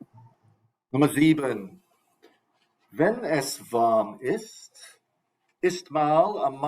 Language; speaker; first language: German; non-native, fluent; English